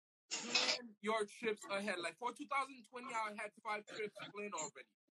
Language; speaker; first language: English; non-native, fluent; Haitian Creole